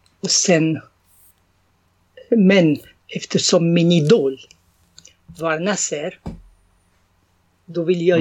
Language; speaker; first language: Swedish; non-native, fluent; Arabic